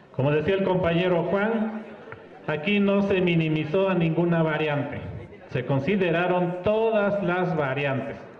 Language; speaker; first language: Spanish; non-native, local second language; Mixtepec Mixtec